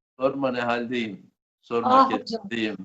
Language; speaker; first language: Turkish; native; Turkish